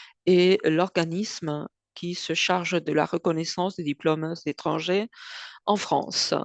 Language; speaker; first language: French; non-native, fluent; Spanish